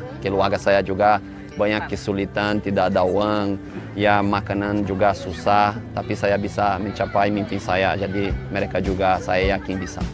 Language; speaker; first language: Indonesian; non-native, fluent; Portuguese